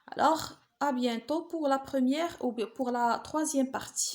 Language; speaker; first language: French; non-native, local second language; Arabic